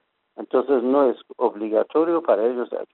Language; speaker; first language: Spanish; non-native, fluent; Persian